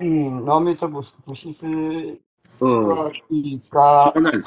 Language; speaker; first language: Japanese; non-native, learner; Chinese